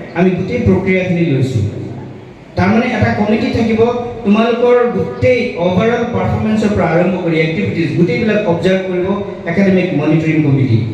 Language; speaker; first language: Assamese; non-native, local second language; Bangla